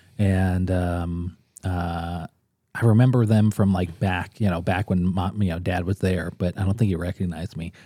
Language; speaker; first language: English; native; English